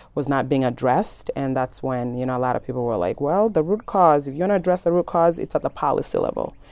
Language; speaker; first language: English; early bilingual, other home language; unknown